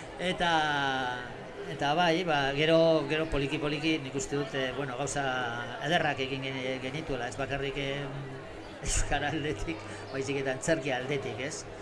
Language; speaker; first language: Basque; non-native, local second language; Spanish